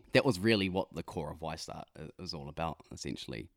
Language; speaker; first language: English; native; English